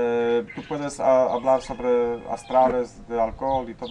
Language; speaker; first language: Spanish; non-native, learner; Polish